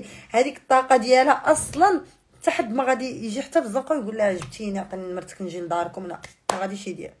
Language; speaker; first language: Arabic; native; Arabic